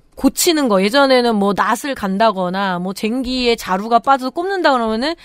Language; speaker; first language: Korean; native; Korean